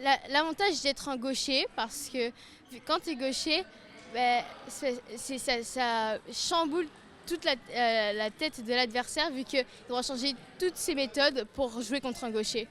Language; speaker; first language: French; native; French